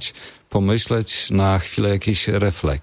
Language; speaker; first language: Polish; native; Polish